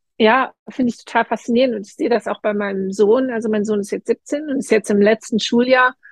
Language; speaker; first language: German; native; German